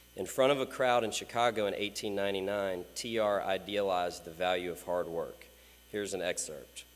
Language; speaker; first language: English; native; English